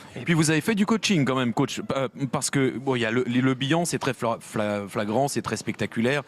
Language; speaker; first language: French; native; French